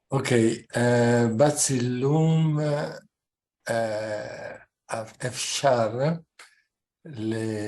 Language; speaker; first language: Hebrew; non-native, learner; Italian